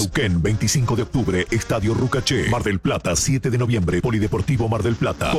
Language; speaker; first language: Spanish; native; Spanish